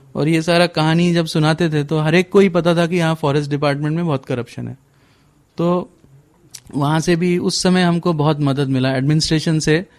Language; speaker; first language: Hindi; native; Hindi